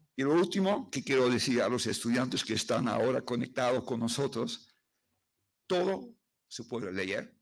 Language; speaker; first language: Spanish; non-native, fluent; Dutch